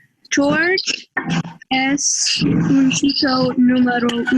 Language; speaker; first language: Spanish; non-native, learner; English